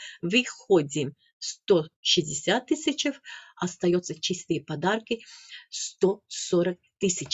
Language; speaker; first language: Russian; non-native, fluent; Latvian